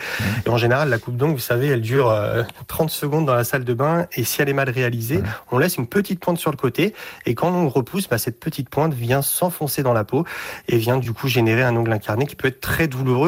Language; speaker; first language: French; native; French